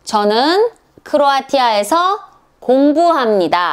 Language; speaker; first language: Korean; non-native, learner; Serbian